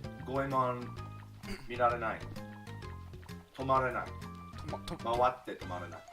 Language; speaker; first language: Japanese; non-native, learner; English